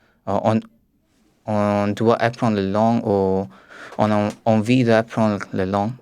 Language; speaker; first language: French; non-native, learner; Tamil